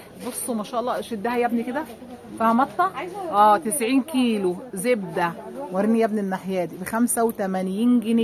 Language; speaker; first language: Arabic; native; Arabic